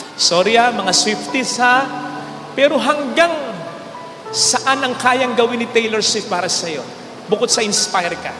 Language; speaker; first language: Filipino; native; Filipino